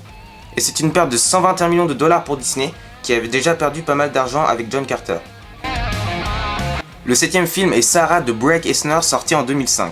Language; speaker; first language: French; native; French